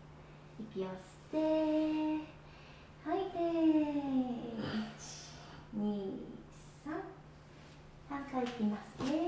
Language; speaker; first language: Japanese; native; Japanese